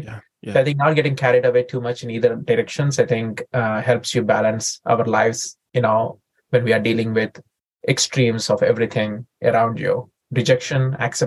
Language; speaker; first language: English; non-native, local second language; Telugu